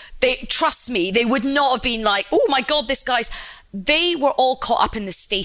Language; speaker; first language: English; native; English